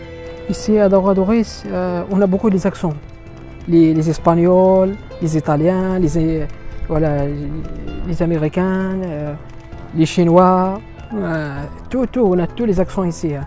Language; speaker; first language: French; non-native, learner; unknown